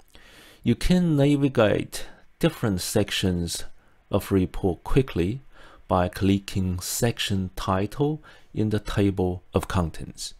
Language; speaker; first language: English; non-native, fluent; Chinese